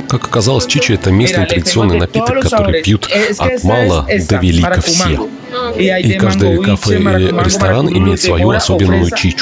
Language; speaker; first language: Russian; native; Russian